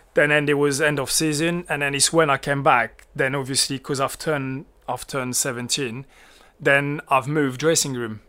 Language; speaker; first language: English; early bilingual, other home language; French